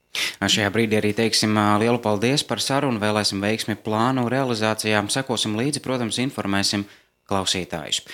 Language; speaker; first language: Latvian; native; Latvian